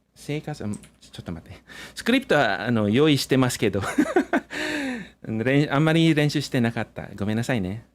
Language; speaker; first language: Japanese; non-native, fluent; English